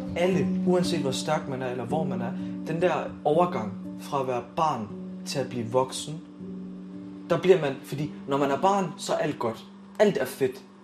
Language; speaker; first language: Danish; early bilingual, other home language; Arabic